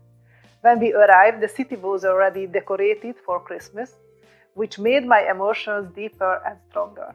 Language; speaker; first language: English; non-native, learner; Hungarian